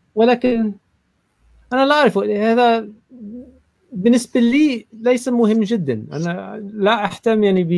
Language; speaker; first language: Arabic; non-native, learner; English